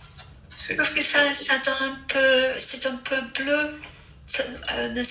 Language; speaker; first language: French; non-native, fluent; English